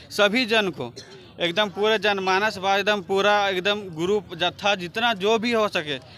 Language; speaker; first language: Hindi; non-native, local second language; Magahi